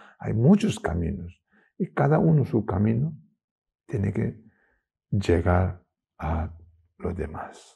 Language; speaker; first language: Spanish; non-native, learner; Tibetan